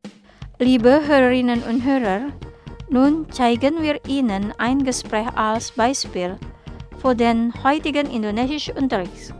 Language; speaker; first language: German; non-native, fluent; Indonesian